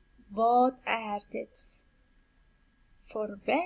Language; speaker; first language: Swedish; non-native, fluent; Persian